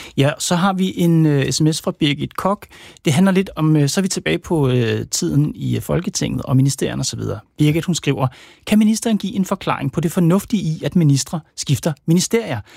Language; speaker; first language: Danish; native; Danish